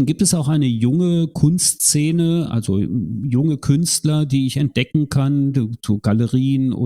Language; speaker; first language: German; native; German